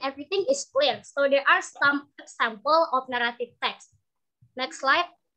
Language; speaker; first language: English; non-native, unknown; Indonesian